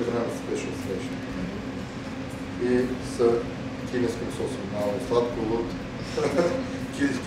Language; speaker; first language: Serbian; non-native, learner; Macedonian